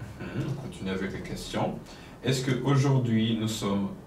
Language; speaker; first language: French; non-native, fluent; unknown